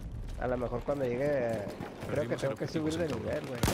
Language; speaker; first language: Spanish; native; Spanish